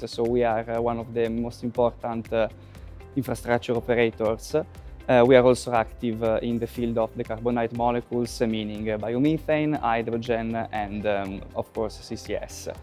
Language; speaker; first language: English; non-native, fluent; Italian